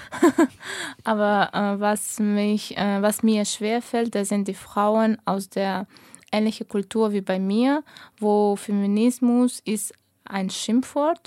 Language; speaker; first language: German; non-native, fluent; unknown